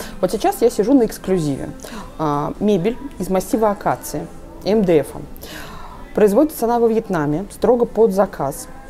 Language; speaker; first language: Russian; native; Russian